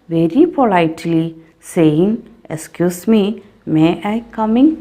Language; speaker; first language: English; non-native, local second language; Malayalam